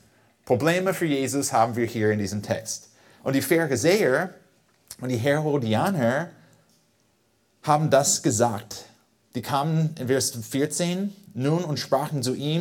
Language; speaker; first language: German; non-native, fluent; English